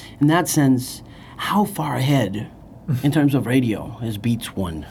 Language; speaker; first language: English; non-native, fluent; Spanish